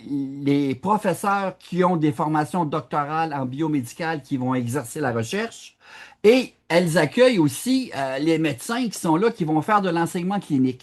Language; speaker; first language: French; native; French